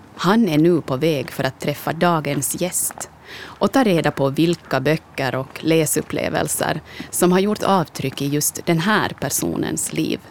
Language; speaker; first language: Swedish; native; Swedish